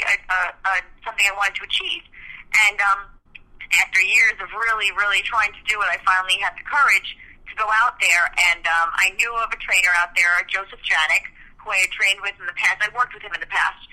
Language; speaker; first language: English; early bilingual, other home language; Spanish